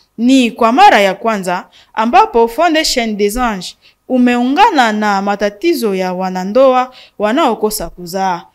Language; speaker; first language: Swahili; non-native, local second language; Nande